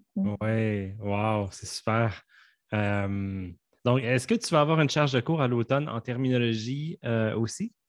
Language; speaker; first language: French; native; French